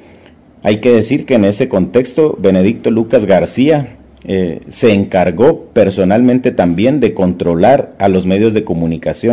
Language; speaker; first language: Spanish; native; Spanish